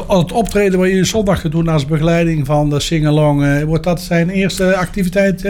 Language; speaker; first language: Dutch; native; Dutch